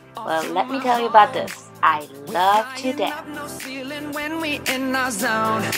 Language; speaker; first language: English; non-native, fluent; German